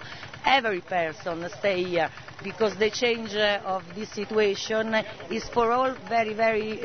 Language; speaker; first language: English; non-native, learner; Italian